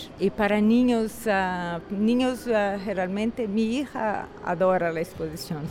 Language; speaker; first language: Spanish; non-native, fluent; Portuguese